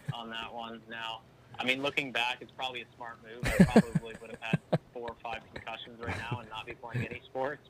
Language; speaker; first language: English; native; English